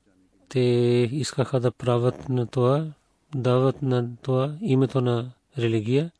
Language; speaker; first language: Bulgarian; non-native, fluent; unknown